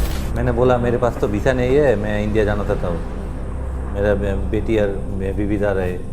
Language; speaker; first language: Hindi; non-native, local second language; Bangla